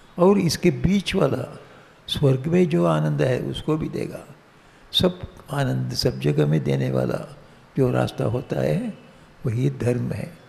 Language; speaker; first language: Hindi; non-native, local second language; Tamil